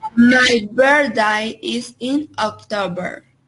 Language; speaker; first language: English; non-native, learner; Spanish